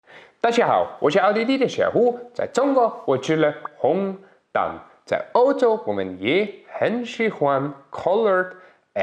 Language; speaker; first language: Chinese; non-native, learner; German